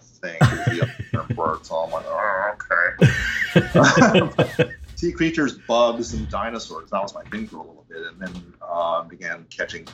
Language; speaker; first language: English; native; English